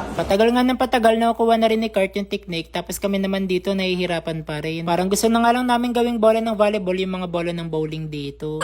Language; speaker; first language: Filipino; non-native, local second language; Cebuano